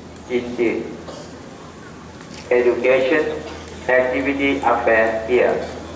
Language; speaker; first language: English; non-native, learner; Thai